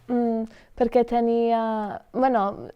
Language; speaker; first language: Catalan; non-native, fluent; English